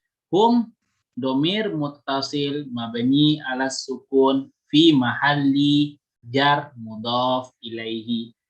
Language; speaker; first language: Arabic; non-native, fluent; Indonesian